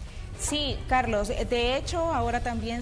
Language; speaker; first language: Spanish; native; Spanish